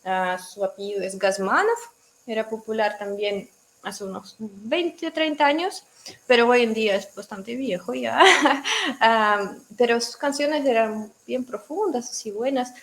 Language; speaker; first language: Spanish; non-native, fluent; Russian